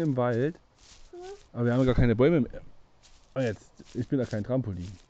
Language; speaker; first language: German; native; German